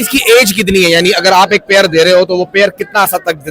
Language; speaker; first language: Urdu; non-native, local second language; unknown